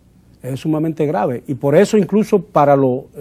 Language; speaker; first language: Spanish; native; Spanish